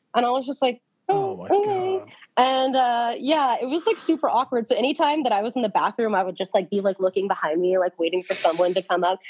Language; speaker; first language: English; native; English